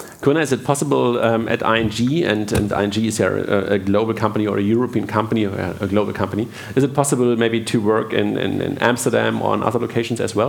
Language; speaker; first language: English; non-native, fluent; German